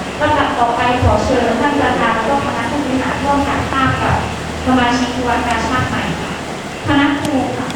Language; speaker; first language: Thai; native; Thai